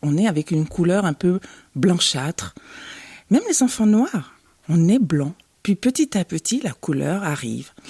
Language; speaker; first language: French; early bilingual, other home language; Bambara